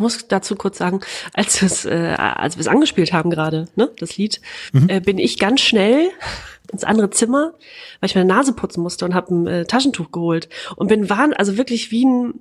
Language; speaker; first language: German; native; German